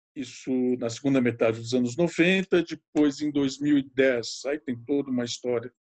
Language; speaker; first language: Portuguese; native; Portuguese